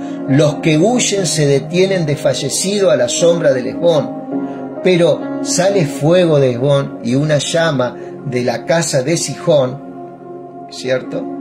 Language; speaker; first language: Spanish; native; Spanish